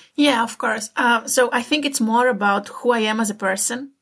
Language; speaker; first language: English; non-native, fluent; Greek